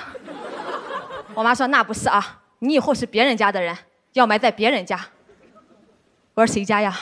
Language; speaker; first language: Chinese; native; Chinese